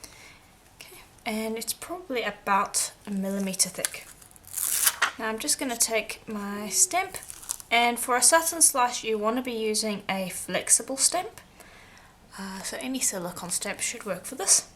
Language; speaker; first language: English; native; English